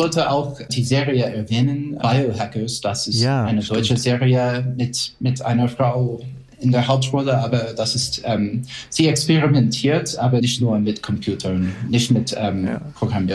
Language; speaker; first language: German; non-native, fluent; English